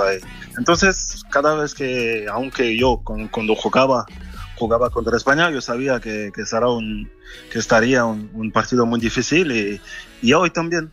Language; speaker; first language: Spanish; non-native, fluent; French